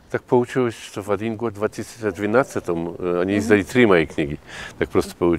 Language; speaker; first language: Russian; non-native, fluent; Polish